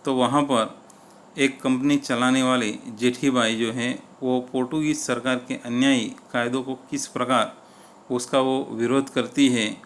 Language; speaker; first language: Hindi; non-native, local second language; Gujarati